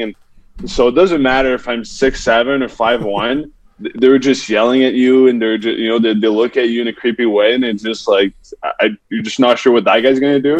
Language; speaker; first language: English; non-native, fluent; French